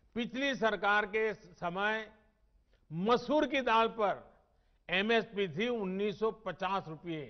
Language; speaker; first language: Hindi; non-native, local second language; Gujarati